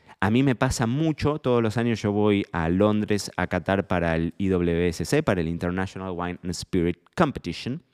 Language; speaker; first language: Spanish; native; Spanish